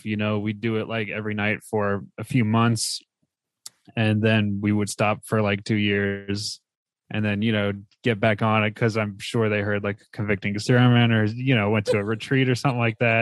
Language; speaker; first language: English; native; English